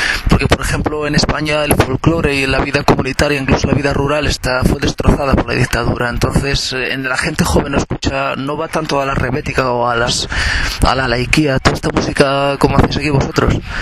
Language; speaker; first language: Spanish; native; Spanish